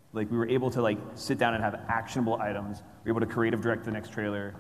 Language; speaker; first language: English; native; English